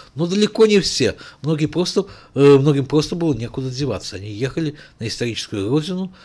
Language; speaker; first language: Russian; native; Russian